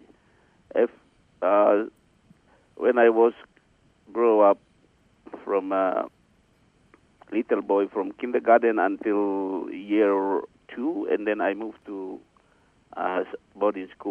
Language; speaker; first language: English; non-native, learner; Indonesian